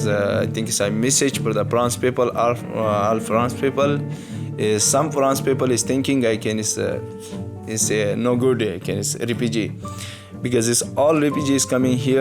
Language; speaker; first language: English; non-native, learner; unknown